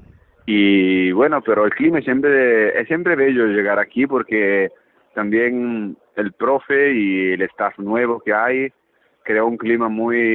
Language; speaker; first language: Spanish; early bilingual, heritage; Italian